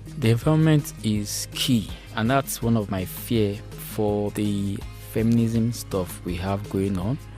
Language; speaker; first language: English; non-native, local second language; Yoruba